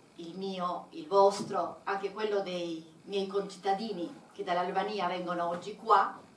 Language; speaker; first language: Italian; non-native, fluent; Albanian